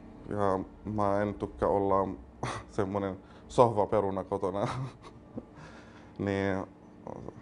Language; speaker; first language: Finnish; non-native, learner; Arabic